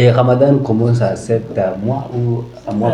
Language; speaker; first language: French; non-native, learner; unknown